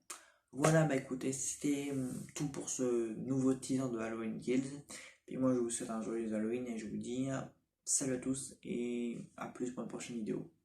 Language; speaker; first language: French; native; French